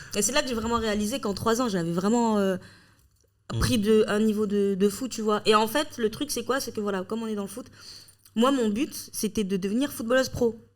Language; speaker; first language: French; native; French